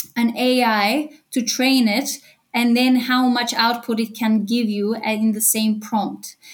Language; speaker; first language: English; non-native, fluent; Bulgarian